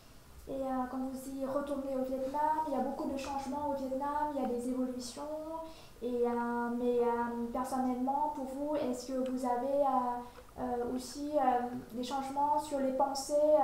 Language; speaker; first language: French; non-native, fluent; Vietnamese